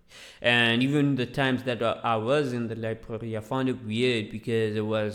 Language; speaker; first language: English; non-native, local second language; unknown